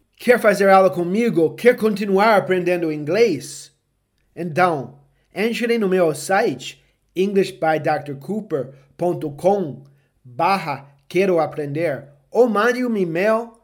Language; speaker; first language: Portuguese; non-native, fluent; English